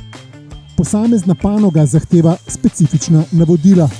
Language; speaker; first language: Slovenian; native; Slovenian